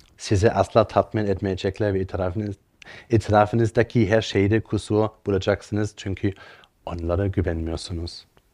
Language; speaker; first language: Turkish; non-native, fluent; German